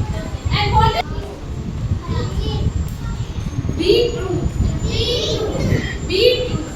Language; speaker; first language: English; non-native, local second language; Hindi